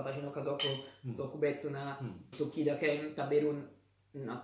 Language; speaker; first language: Japanese; non-native, learner; Italian